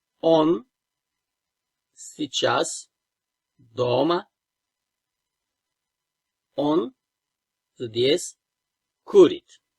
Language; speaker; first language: Russian; non-native, fluent; Turkish